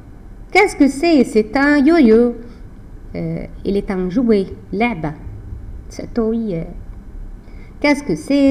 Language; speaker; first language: French; non-native, fluent; Arabic